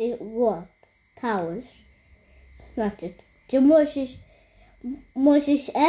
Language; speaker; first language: Russian; early bilingual, heritage; Russian